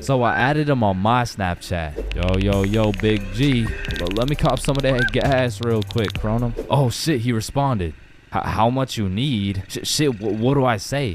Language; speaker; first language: English; native; English